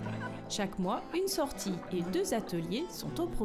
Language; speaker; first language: French; native; French